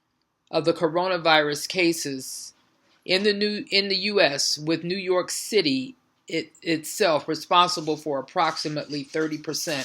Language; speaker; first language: English; native; English